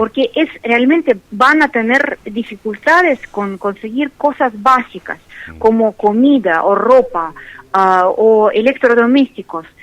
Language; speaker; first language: Spanish; non-native, fluent; Russian